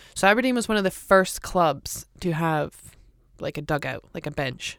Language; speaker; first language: English; native; English